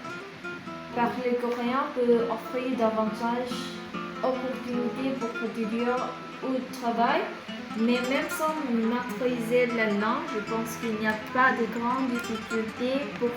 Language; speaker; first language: French; non-native, fluent; Korean